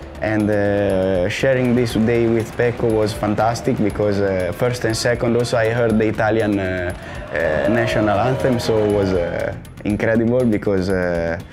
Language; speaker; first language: English; non-native, fluent; Italian